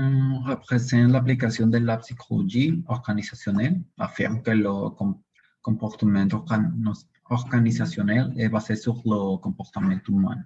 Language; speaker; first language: French; non-native, learner; Spanish